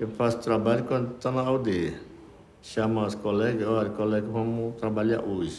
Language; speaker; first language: Portuguese; non-native, local second language; Yanomámi